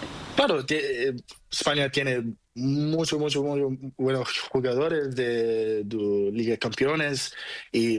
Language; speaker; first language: Spanish; non-native, learner; Portuguese